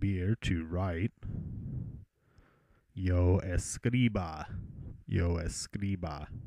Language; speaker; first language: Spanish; non-native, fluent; English